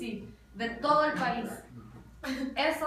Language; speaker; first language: Spanish; early bilingual, heritage; Spanish